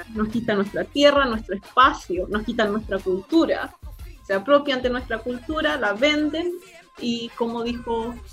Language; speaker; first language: Spanish; native; Spanish